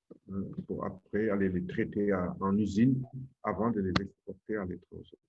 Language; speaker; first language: French; non-native, local second language; Wolof